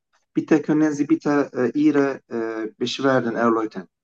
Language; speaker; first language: German; non-native, fluent; Turkish